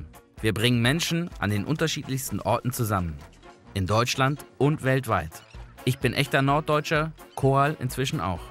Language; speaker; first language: German; native; German